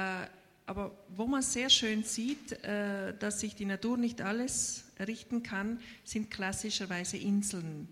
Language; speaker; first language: German; native; German